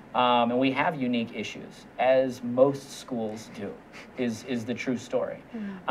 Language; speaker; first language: English; native; English